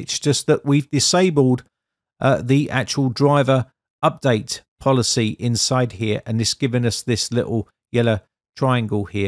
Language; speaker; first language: English; native; English